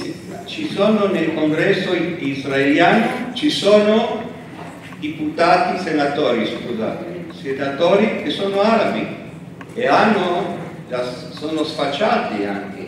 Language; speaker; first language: Italian; non-native, fluent; Spanish